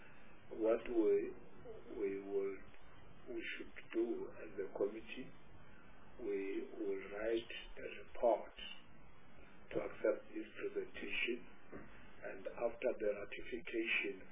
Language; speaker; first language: English; non-native, local second language; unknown